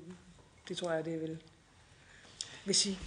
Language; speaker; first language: Danish; native; Danish